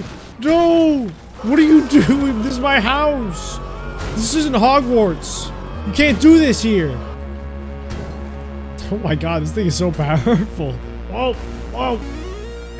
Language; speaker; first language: English; native; English